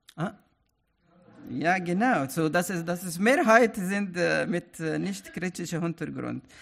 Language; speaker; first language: German; non-native, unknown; Arabic